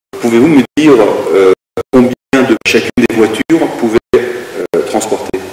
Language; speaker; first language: French; native; French